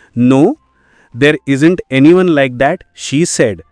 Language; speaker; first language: English; non-native, local second language; Marathi